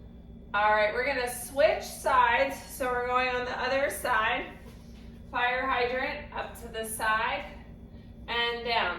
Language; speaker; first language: English; native; English